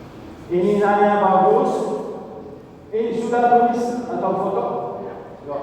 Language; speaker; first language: Indonesian; non-native, learner; Arabic